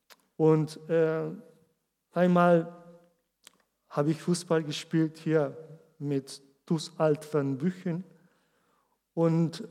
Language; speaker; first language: German; non-native, learner; Portuguese